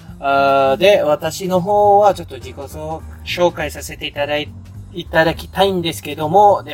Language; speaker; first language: Japanese; non-native, fluent; Malay